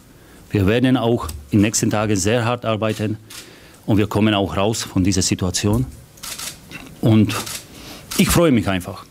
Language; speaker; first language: German; non-native, fluent; Slovak